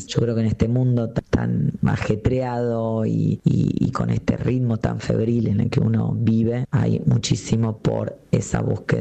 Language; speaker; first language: Spanish; native; Spanish